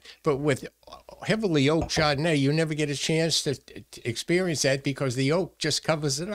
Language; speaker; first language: English; native; English